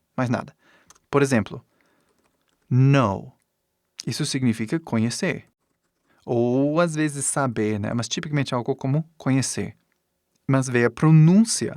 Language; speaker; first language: Portuguese; non-native, fluent; English